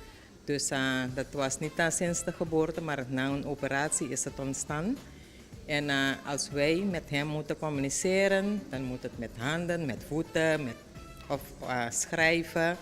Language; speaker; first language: Dutch; non-native, local second language; Papiamento